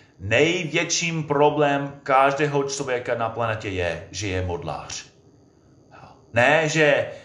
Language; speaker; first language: Czech; non-native, fluent; English